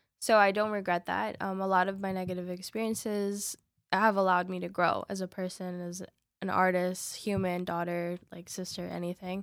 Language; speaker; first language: English; early bilingual, other home language; Spanish